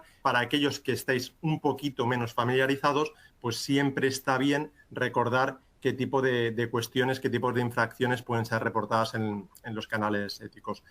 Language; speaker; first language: Spanish; native; Spanish